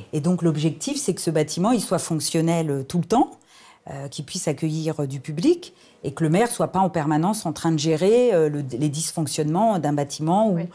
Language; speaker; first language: French; native; French